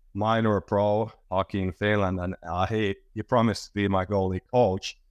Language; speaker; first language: English; non-native, fluent; Finnish